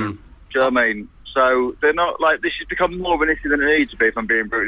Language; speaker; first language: English; native; English